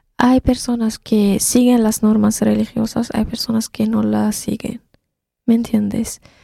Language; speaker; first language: Spanish; non-native, fluent; Arabic